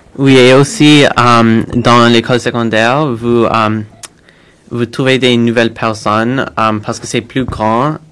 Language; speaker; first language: French; non-native, local second language; English